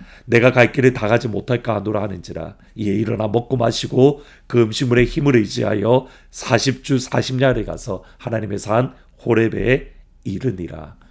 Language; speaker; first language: Korean; native; Korean